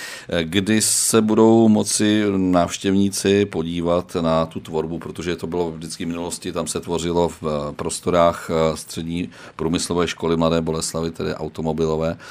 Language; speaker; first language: Czech; native; Czech